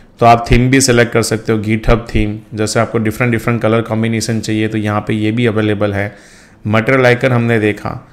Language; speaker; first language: Hindi; non-native, local second language; Gujarati